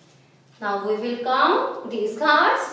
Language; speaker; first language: English; non-native, local second language; Urdu